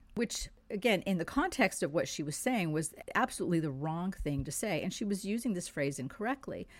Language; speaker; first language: English; non-native, fluent; French